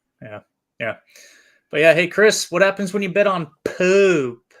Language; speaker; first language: English; native; English